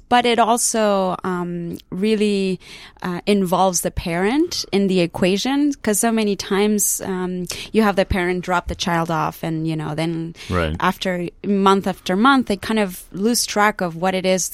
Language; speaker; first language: English; non-native, fluent; Spanish